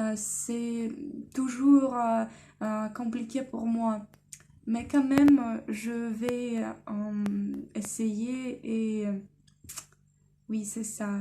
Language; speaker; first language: French; non-native, learner; Russian